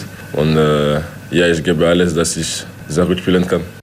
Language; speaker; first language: German; non-native, local second language; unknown